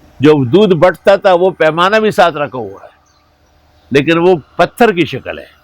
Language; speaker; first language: Urdu; non-native, local second language; Pashto